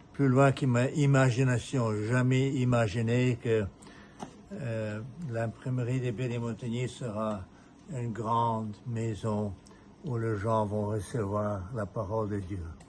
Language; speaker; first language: French; non-native, fluent; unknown